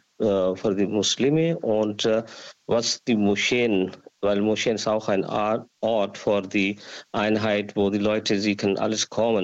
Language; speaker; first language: German; non-native, learner; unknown